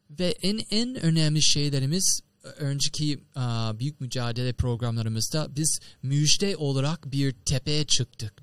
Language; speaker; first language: Turkish; non-native, fluent; English